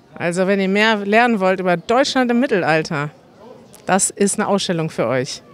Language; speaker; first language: German; native; German